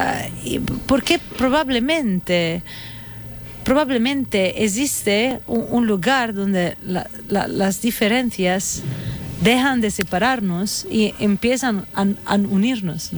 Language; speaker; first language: Spanish; non-native, fluent; Italian